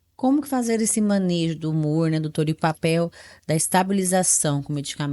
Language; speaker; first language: Portuguese; native; Portuguese